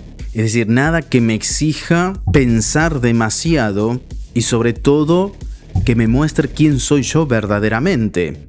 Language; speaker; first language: Spanish; native; Spanish